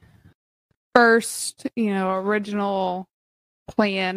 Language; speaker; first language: English; native; English